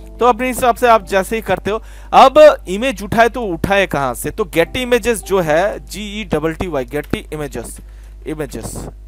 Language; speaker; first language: Hindi; non-native, local second language; Bangla